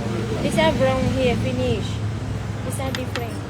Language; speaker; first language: English; non-native, learner; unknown